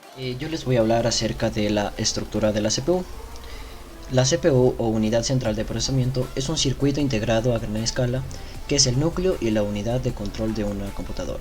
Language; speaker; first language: Spanish; native; Spanish